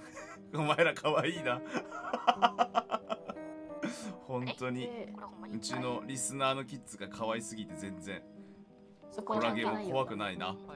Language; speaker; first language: Japanese; native; Japanese